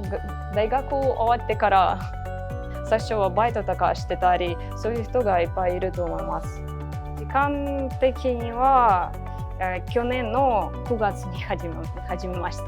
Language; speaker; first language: Japanese; non-native, fluent; Ukrainian